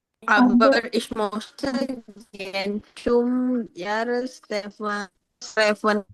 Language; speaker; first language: German; non-native, learner; Indonesian